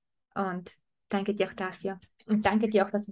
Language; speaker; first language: German; native; German